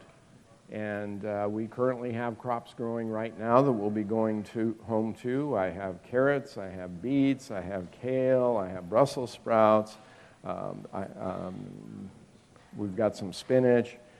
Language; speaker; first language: English; native; English